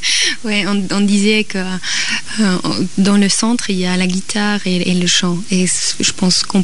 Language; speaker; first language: French; non-native, local second language; German